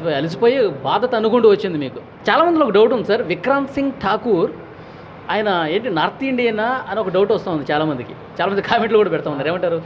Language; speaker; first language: Telugu; native; Telugu